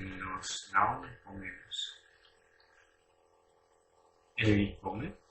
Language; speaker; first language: Portuguese; non-native, learner; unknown